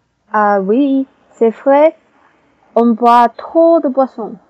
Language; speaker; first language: French; non-native, learner; Chinese